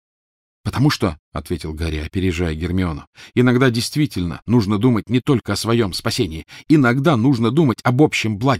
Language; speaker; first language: Russian; native; Russian